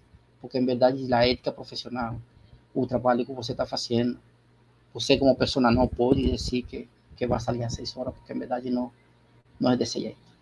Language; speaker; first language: Portuguese; non-native, learner; Spanish